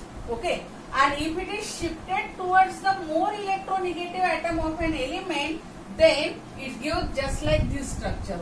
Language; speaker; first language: English; non-native, local second language; Marathi